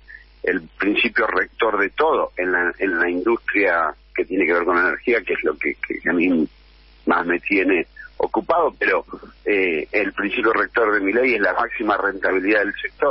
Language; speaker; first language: Spanish; native; Spanish